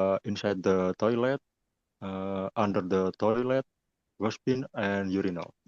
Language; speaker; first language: English; non-native, learner; Indonesian